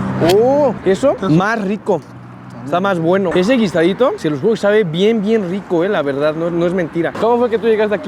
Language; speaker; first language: Spanish; native; Spanish